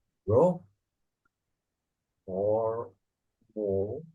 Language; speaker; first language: Korean; non-native, learner; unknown